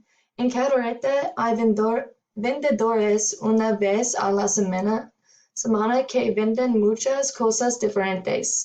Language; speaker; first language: Spanish; non-native, learner; English